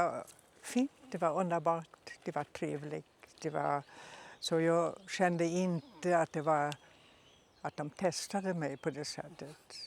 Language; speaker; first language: Swedish; non-native, fluent; German